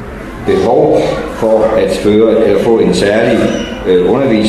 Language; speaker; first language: Danish; native; Danish